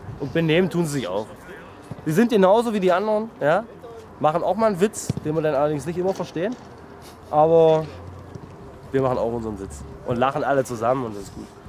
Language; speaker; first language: German; native; German